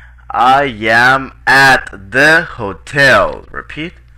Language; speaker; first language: English; non-native, fluent; Spanish